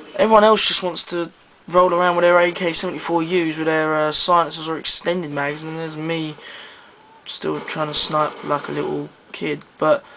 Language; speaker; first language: English; native; English